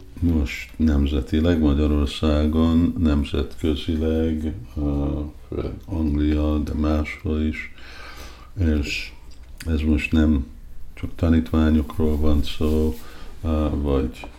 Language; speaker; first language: Hungarian; early bilingual, heritage; Hungarian